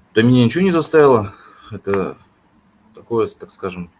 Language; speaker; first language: Russian; native; Russian